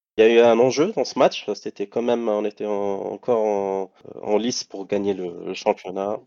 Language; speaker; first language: French; non-native, local second language; Arabic